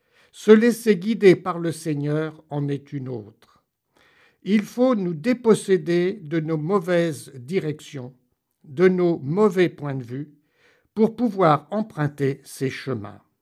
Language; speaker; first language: French; native; French